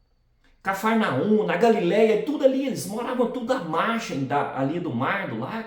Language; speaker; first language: Portuguese; native; Portuguese